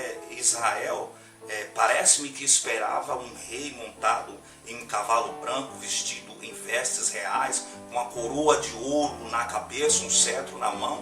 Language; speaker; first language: Portuguese; native; Portuguese